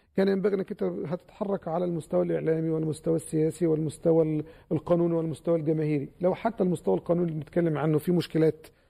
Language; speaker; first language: Arabic; native; Arabic